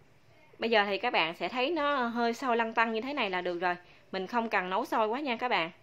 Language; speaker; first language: Vietnamese; native; Vietnamese